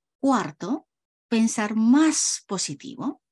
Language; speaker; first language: Spanish; non-native, fluent; Korean